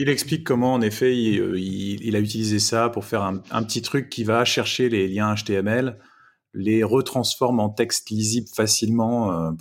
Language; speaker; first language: French; native; French